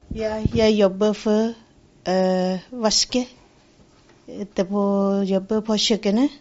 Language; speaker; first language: Norwegian; non-native, learner; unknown